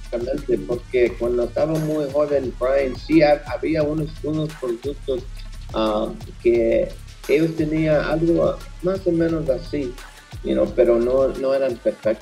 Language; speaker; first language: Spanish; early bilingual, heritage; Spanish